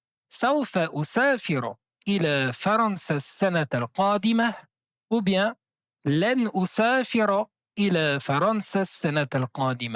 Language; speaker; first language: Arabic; non-native, fluent; French